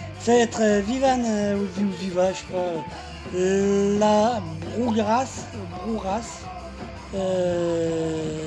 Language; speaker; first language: French; native; French